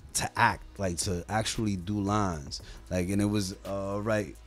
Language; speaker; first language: English; native; English